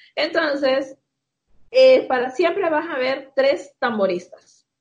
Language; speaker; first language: Spanish; native; Spanish